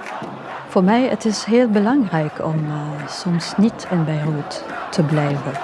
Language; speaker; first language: Dutch; non-native, fluent; Arabic